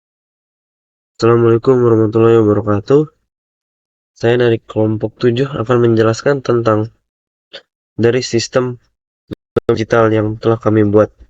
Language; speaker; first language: Indonesian; native; Indonesian